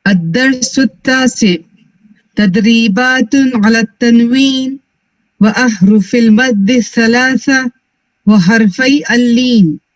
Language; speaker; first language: Arabic; non-native, learner; Urdu